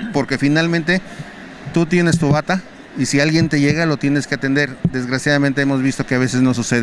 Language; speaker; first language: Spanish; native; Spanish